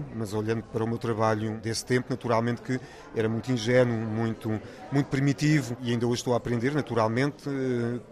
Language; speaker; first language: Portuguese; early bilingual, other home language; French